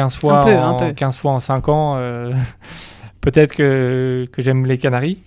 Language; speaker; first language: French; native; French